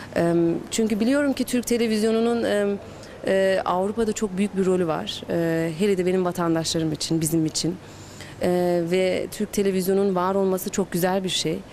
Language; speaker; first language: Turkish; early bilingual, heritage; Turkish